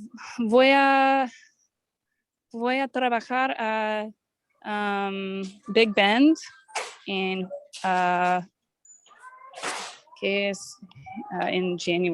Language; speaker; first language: Spanish; non-native, learner; English